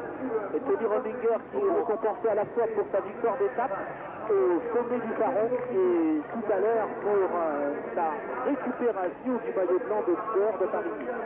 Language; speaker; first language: French; native; French